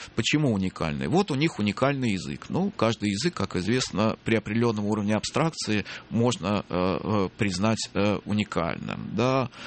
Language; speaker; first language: Russian; native; Russian